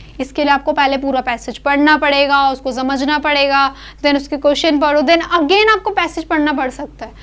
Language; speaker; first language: Hindi; native; Hindi